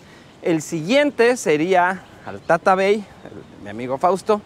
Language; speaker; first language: Spanish; native; Spanish